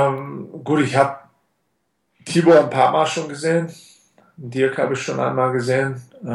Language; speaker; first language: German; non-native, fluent; English